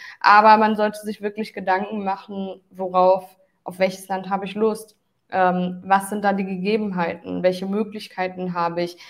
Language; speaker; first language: German; early bilingual, other home language; Turkish